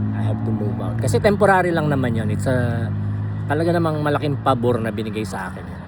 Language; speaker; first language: Filipino; native; Filipino